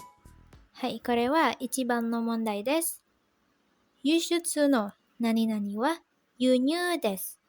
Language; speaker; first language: Japanese; non-native, learner; Indonesian